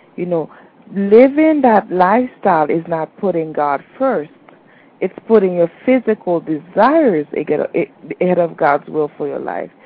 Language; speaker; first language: English; non-native, fluent; Haitian Creole